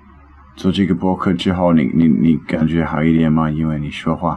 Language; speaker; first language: Chinese; non-native, learner; English